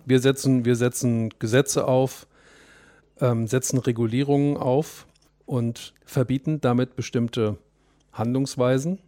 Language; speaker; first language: German; native; German